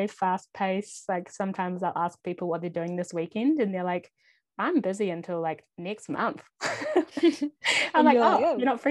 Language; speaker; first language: English; native; English